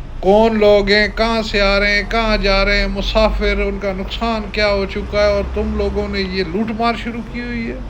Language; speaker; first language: Urdu; non-native, local second language; Sindhi